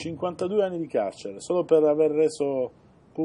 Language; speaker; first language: Italian; native; Italian